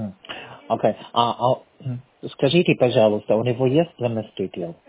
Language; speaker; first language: Russian; non-native, learner; English